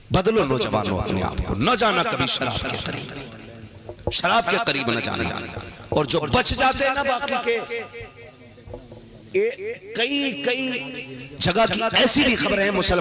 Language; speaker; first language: Hindi; native; Hindi